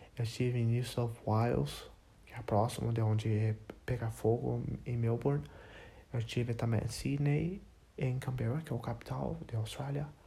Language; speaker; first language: Portuguese; non-native, learner; English